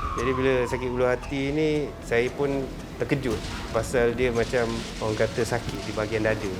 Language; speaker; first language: Malay; native; Malay